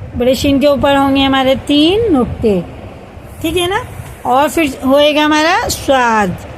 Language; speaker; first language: Hindi; native; Hindi